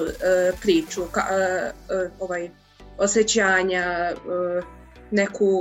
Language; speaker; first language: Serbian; early bilingual, heritage; English